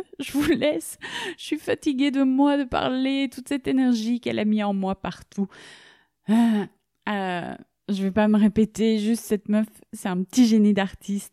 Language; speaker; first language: French; native; French